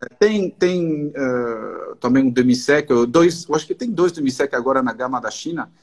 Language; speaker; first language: Portuguese; non-native, fluent; French